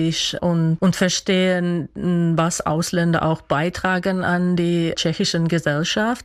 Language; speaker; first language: German; non-native, fluent; Dutch